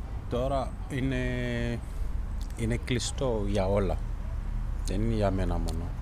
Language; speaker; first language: Greek; non-native, learner; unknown